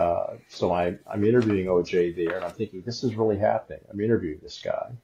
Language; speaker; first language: English; native; English